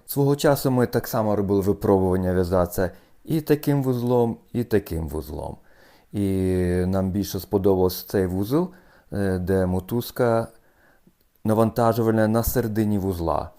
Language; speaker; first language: Ukrainian; native; Ukrainian